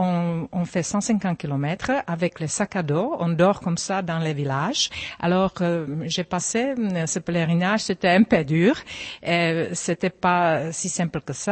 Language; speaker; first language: French; non-native, fluent; Czech